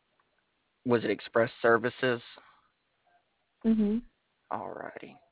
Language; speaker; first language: English; native; English